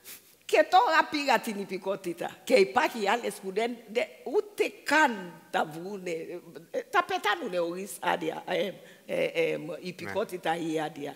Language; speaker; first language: Greek; non-native, fluent; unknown